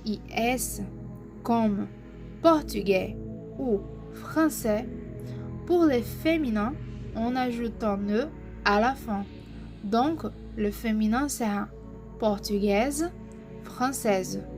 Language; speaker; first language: French; non-native, fluent; Portuguese